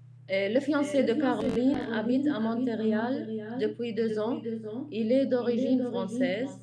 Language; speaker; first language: French; non-native, fluent; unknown